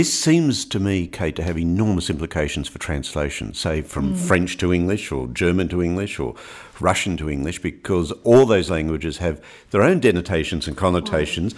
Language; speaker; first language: English; native; English